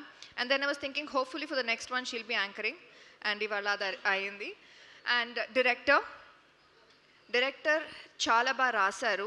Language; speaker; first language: Telugu; non-native, learner; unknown